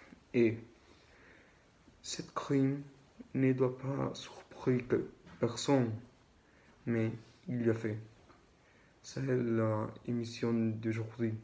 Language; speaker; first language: French; non-native, learner; Spanish